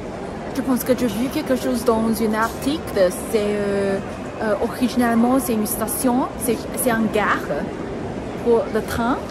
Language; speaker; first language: French; non-native, learner; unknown